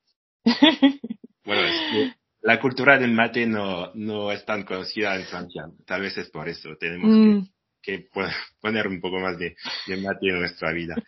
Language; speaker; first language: Spanish; non-native, fluent; French